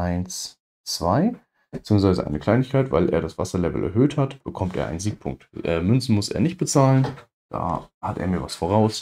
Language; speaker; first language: German; native; German